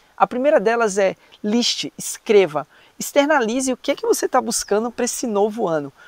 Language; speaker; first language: Portuguese; native; Portuguese